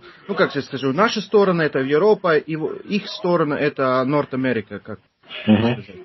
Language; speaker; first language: Russian; non-native, fluent; Turkish